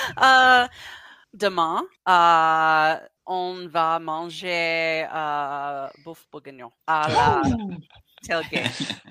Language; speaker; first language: French; non-native, learner; English